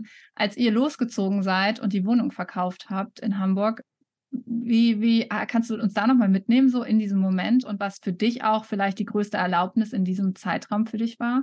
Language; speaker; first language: German; native; German